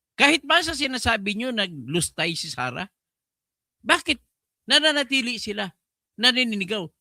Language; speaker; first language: Filipino; non-native, local second language; Cebuano